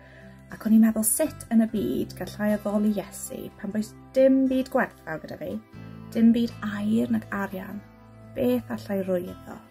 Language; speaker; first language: Welsh; native; Welsh